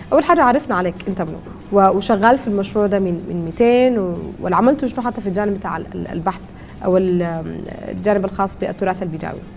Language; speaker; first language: Arabic; native; Arabic